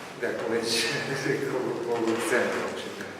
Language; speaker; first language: Polish; non-native, fluent; Slovenian